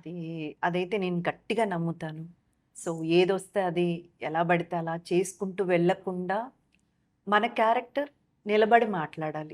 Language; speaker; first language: Telugu; native; Telugu